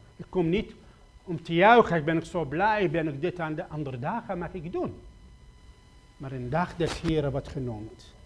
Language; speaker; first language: Dutch; non-native, fluent; Kurdish